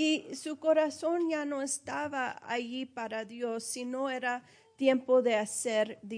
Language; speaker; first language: Spanish; early bilingual, heritage; Spanish